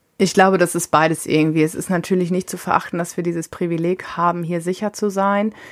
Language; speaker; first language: German; native; German